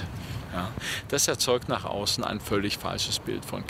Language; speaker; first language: German; native; German